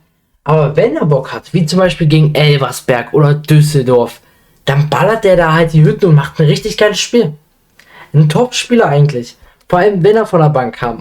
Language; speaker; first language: German; native; German